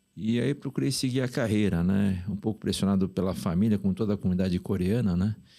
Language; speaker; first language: Portuguese; early bilingual, other home language; Korean